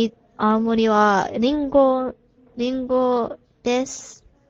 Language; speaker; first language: Japanese; non-native, learner; English